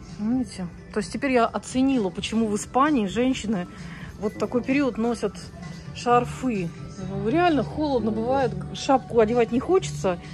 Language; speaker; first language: Russian; native; Russian